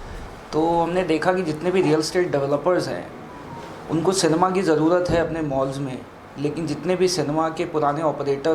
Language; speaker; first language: Hindi; native; Hindi